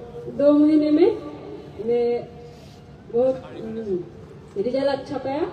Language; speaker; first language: Hindi; non-native, local second language; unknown